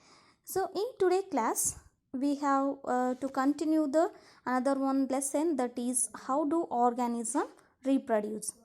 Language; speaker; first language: English; non-native, local second language; Kannada